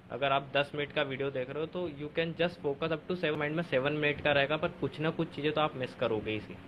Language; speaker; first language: Hindi; native; Hindi